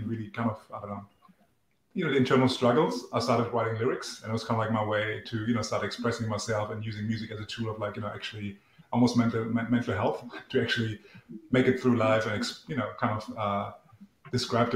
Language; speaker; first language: English; non-native, fluent; German